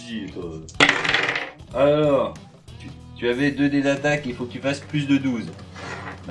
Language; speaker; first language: French; native; French